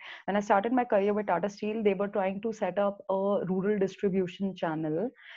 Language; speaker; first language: English; non-native, local second language; Hindi